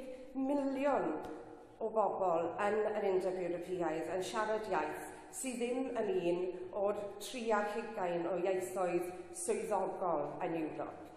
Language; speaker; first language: Welsh; non-native, local second language; English